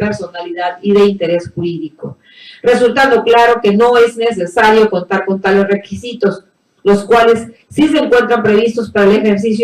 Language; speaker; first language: Spanish; native; Spanish